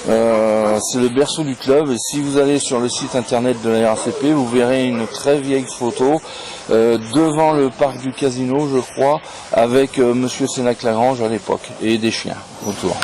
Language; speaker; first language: French; native; French